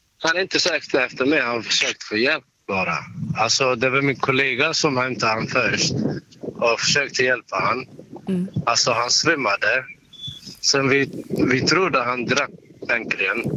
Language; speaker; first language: Swedish; non-native, fluent; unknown